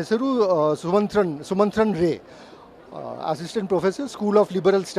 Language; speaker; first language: Kannada; non-native, learner; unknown